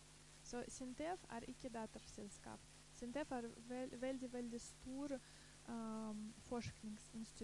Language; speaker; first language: Norwegian; non-native, fluent; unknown